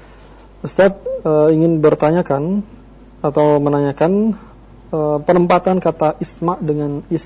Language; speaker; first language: Indonesian; native; Indonesian